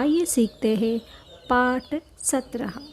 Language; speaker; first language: Hindi; non-native, fluent; Sinhala